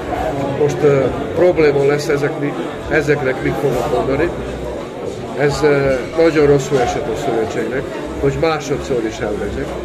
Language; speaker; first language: Hungarian; non-native, local second language; Serbian